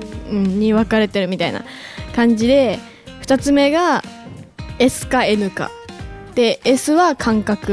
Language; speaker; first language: Japanese; native; Japanese